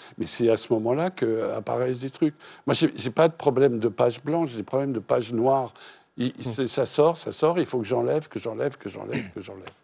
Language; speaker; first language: French; native; French